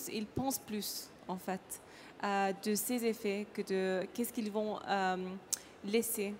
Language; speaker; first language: French; non-native, learner; Arabic